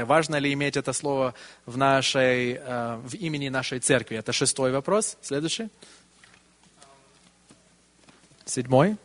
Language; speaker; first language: Russian; early bilingual, heritage; Russian